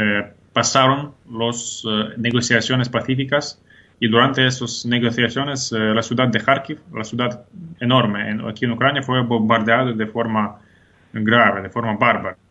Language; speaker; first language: Spanish; non-native, fluent; Ukrainian